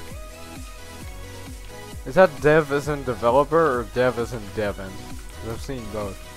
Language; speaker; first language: English; native; English